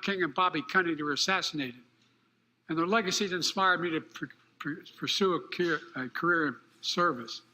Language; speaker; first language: English; native; English